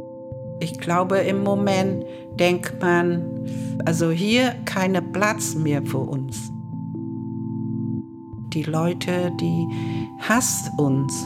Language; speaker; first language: German; non-native, learner; Vietnamese